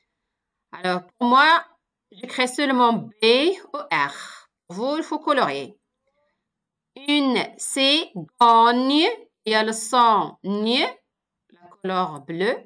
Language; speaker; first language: French; non-native, local second language; Arabic